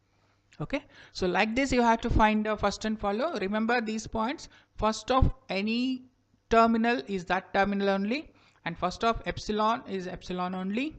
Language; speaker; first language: English; non-native, local second language; Kannada